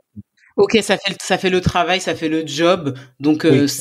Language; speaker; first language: French; native; French